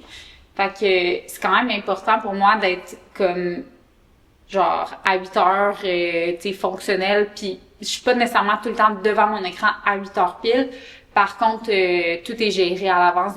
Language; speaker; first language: French; native; French